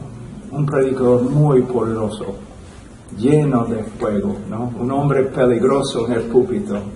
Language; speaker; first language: Spanish; non-native, fluent; English